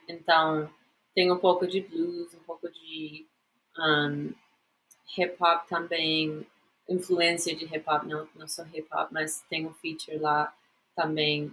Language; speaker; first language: Portuguese; non-native, fluent; English